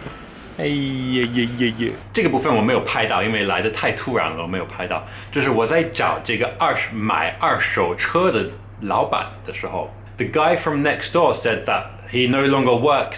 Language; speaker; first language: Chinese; non-native, fluent; English